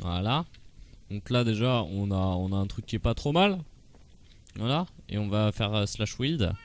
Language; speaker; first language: French; native; French